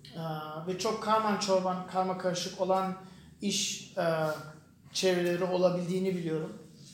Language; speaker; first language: Turkish; non-native, fluent; German